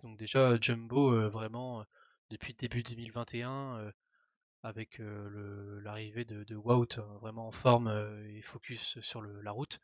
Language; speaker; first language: French; native; French